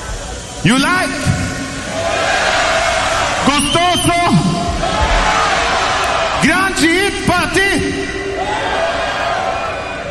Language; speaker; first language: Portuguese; non-native, learner; Swedish